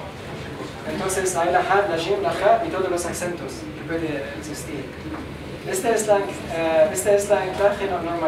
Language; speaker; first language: Spanish; non-native, learner; Arabic